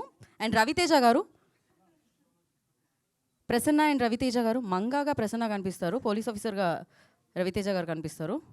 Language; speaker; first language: Telugu; native; Telugu